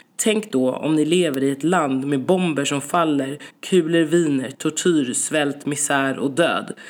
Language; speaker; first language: Swedish; native; Swedish